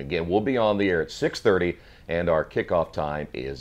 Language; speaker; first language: English; native; English